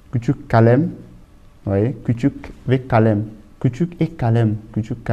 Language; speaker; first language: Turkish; non-native, learner; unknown